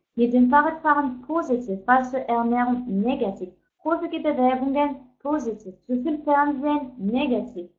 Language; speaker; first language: German; non-native, fluent; Russian